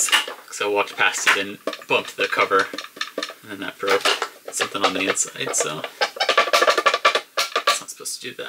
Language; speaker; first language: English; native; English